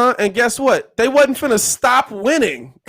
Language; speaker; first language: English; native; English